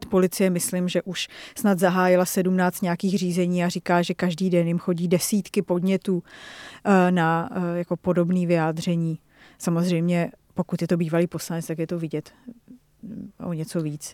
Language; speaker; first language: Czech; native; Czech